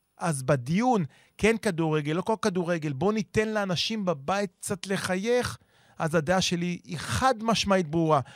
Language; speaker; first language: Hebrew; native; Hebrew